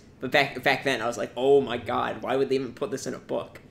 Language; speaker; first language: English; native; English